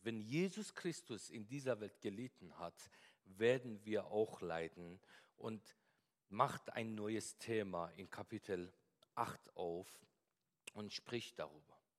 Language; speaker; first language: German; non-native, fluent; Persian